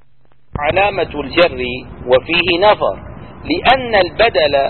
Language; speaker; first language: Arabic; native; Arabic